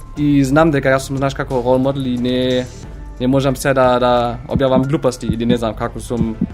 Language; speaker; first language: Macedonian; non-native, learner; German